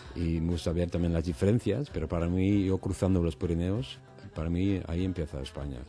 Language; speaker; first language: Spanish; non-native, fluent; Dutch